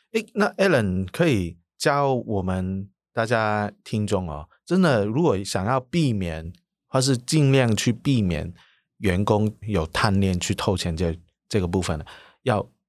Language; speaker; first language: Chinese; non-native, local second language; Cantonese